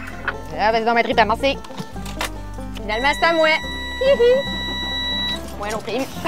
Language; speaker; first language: French; native; French